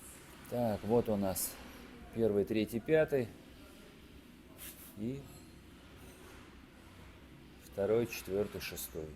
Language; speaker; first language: Russian; native; Russian